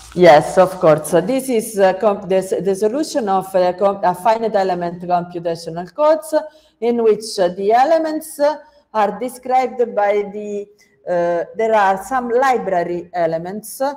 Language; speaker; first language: English; non-native, fluent; Italian